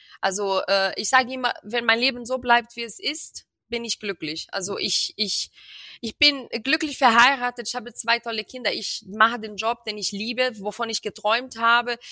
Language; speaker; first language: German; non-native, fluent; Portuguese